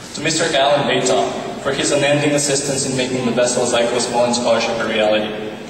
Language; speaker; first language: English; non-native, fluent; Bulgarian